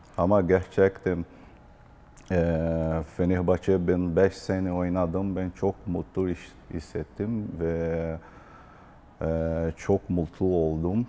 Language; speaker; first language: Turkish; non-native, learner; Portuguese